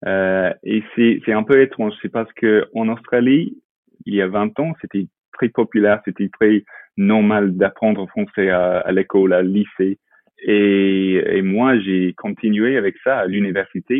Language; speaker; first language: French; non-native, fluent; English